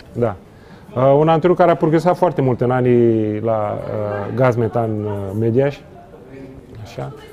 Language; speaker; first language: Romanian; non-native, fluent; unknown